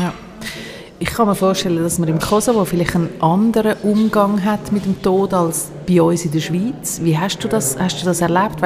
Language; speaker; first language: German; native; German